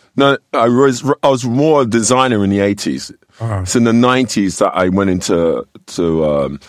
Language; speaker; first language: English; native; English